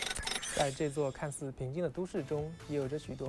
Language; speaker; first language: Chinese; native; Chinese